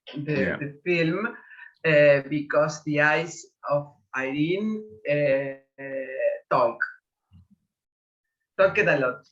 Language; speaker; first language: English; non-native, learner; Spanish